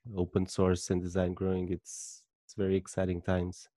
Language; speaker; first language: English; non-native, fluent; Portuguese